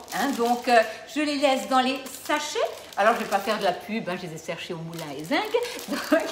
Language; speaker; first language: French; native; French